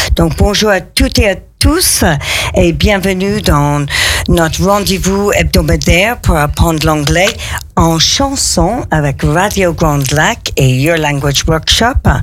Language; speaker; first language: French; non-native, fluent; English